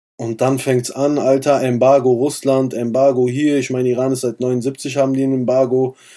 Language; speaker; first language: German; early bilingual, other home language; Persian